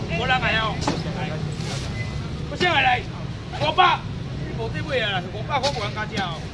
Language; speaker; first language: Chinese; native; Chinese